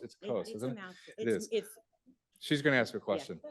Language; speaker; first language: English; native; English